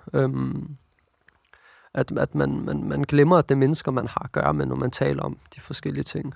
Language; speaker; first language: Danish; early bilingual, other home language; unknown